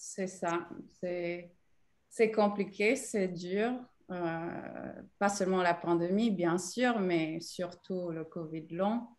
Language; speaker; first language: French; non-native, fluent; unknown